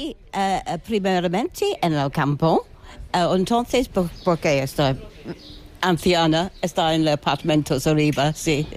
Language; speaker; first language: Spanish; non-native, learner; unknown